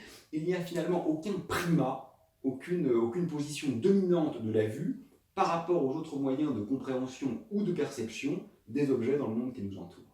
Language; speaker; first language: French; native; French